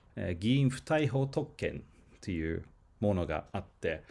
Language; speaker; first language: Japanese; non-native, fluent; English